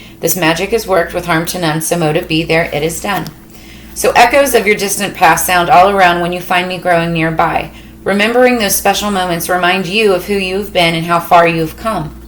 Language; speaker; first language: English; native; English